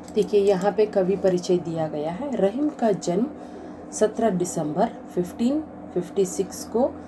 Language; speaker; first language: Hindi; non-native, local second language; Kannada